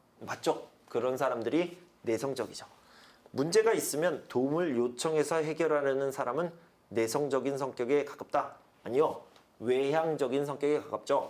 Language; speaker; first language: Korean; native; Korean